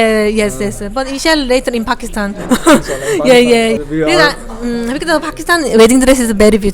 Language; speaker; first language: English; non-native, learner; Korean